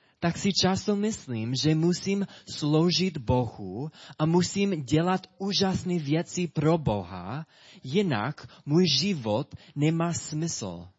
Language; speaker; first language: Czech; non-native, fluent; English